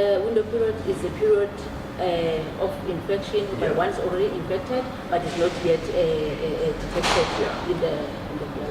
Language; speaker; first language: English; non-native, local second language; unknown